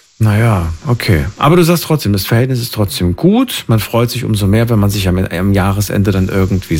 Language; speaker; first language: German; native; German